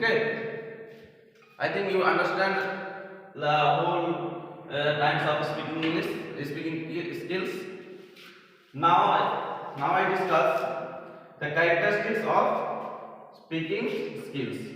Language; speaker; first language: English; non-native, local second language; Bangla